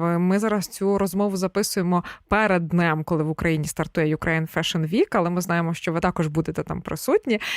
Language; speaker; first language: Ukrainian; native; Ukrainian